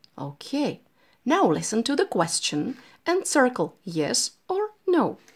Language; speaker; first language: English; non-native, fluent; Czech